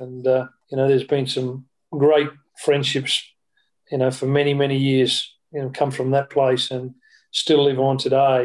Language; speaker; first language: English; native; English